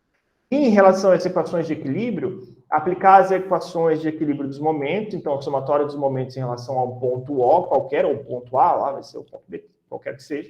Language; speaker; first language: Portuguese; native; Portuguese